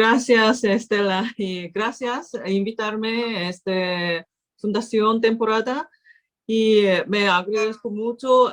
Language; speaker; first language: Spanish; non-native, learner; Korean